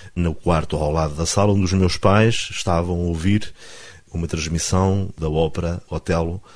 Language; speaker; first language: Portuguese; native; Portuguese